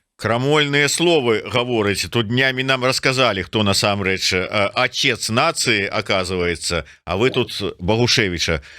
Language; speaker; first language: Belarusian; non-native, local second language; Russian